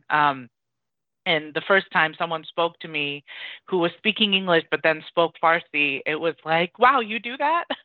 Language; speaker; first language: English; early bilingual, other home language; Persian